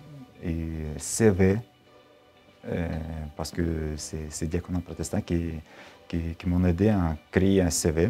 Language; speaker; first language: French; non-native, learner; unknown